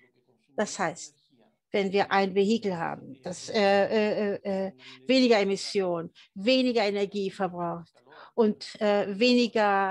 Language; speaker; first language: German; early bilingual, heritage; German